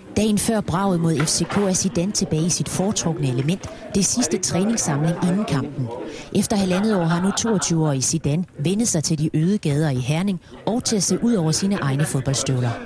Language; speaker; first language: Danish; native; Danish